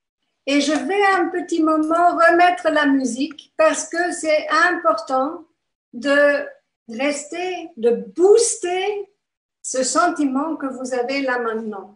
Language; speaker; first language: French; non-native, fluent; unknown